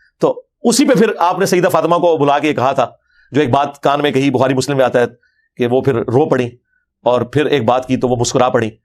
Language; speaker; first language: Urdu; non-native, local second language; Punjabi